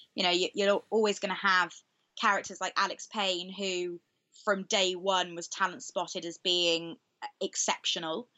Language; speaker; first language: English; native; English